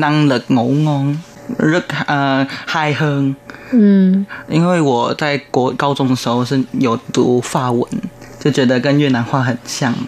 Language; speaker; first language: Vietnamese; non-native, learner; Chinese